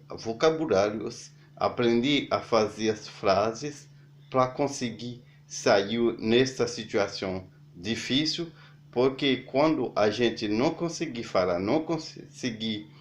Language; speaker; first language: Portuguese; non-native, learner; Haitian Creole